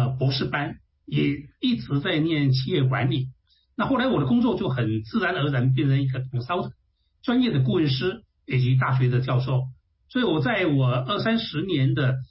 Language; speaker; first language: Chinese; non-native, local second language; Hakka Chinese